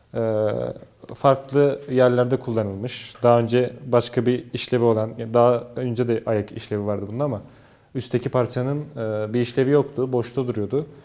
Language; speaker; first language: Turkish; native; Turkish